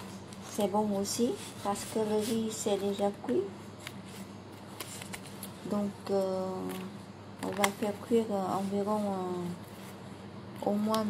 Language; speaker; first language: French; non-native, learner; Vietnamese